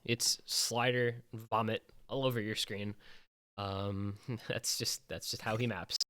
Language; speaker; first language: English; native; English